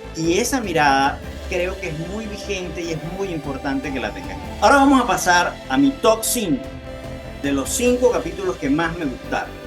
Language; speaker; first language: Spanish; native; Spanish